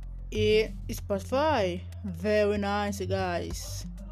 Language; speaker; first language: English; non-native, learner; Portuguese